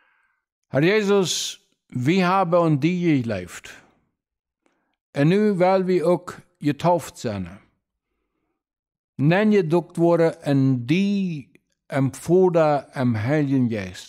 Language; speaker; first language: German; non-native, local second language; Plautdietsch